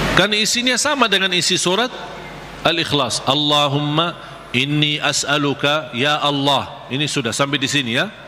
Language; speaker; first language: Malay; non-native, fluent; Arabic